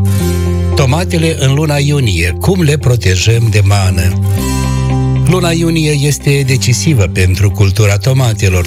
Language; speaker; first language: Romanian; native; Romanian